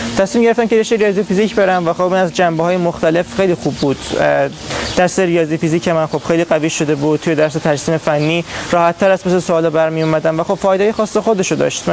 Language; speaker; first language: Persian; non-native, local second language; Azerbaijani